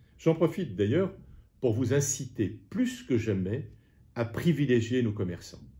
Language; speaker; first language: French; native; French